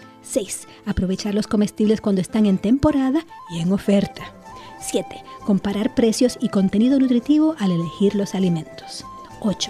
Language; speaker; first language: Spanish; native; Spanish